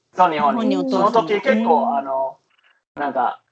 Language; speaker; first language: Japanese; non-native, fluent; Chinese